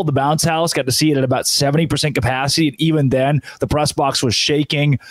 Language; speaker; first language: English; native; English